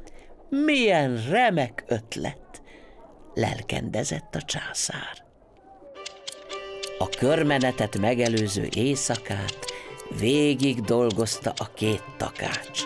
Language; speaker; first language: Hungarian; native; Hungarian